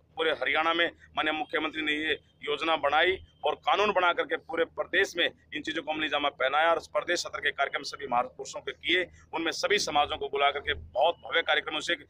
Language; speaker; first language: Hindi; native; Hindi